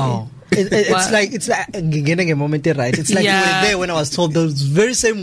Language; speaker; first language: English; non-native, local second language; Zulu